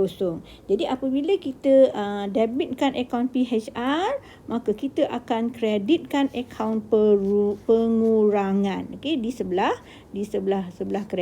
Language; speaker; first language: Malay; native; Malay